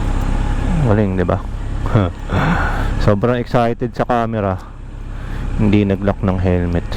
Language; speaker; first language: Filipino; native; Filipino